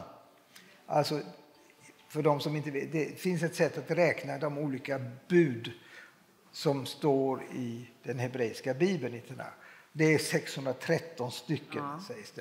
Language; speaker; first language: Swedish; native; Swedish